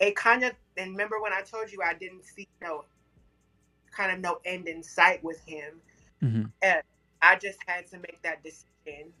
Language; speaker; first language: English; native; English